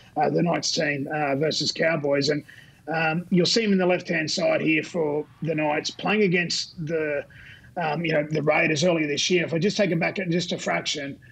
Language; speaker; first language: English; native; English